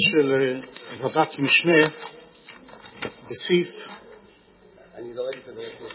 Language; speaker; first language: Hebrew; non-native, fluent; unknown